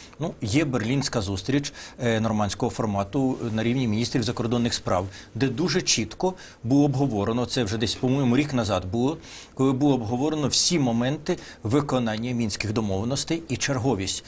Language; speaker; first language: Ukrainian; native; Ukrainian